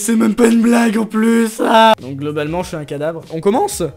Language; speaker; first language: French; native; French